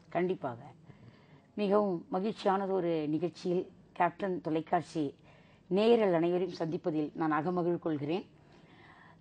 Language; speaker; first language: Tamil; native; Tamil